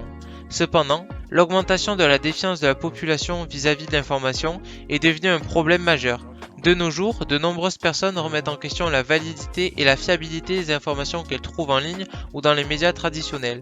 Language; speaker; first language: French; native; French